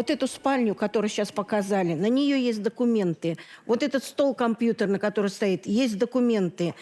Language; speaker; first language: Russian; native; Russian